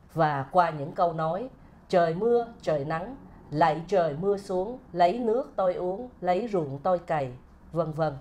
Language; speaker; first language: Vietnamese; native; Vietnamese